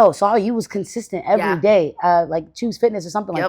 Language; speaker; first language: English; native; English